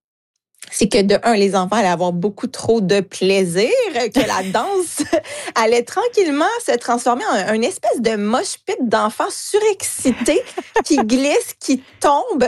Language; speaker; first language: French; native; French